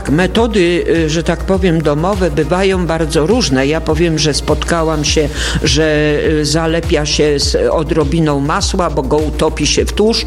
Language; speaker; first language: Polish; native; Polish